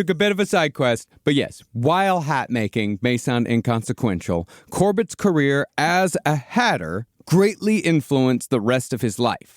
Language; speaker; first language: English; native; English